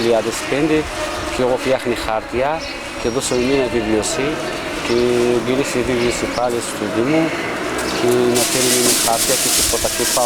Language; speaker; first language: Greek; non-native, learner; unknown